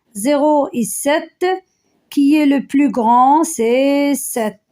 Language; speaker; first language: French; non-native, local second language; Arabic